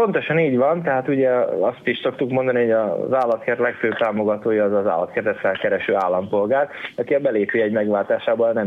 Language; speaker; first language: Hungarian; native; Hungarian